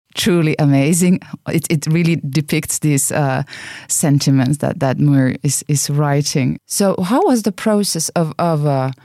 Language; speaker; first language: English; non-native, fluent; Finnish